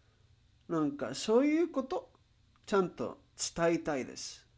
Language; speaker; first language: Japanese; non-native, learner; Spanish